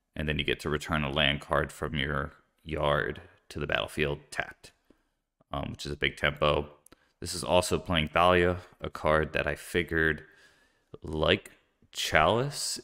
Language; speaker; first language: English; native; English